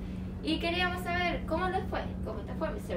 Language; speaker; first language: Spanish; non-native, learner; English